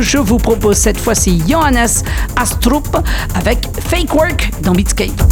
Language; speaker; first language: French; native; French